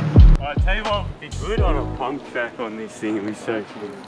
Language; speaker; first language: English; native; English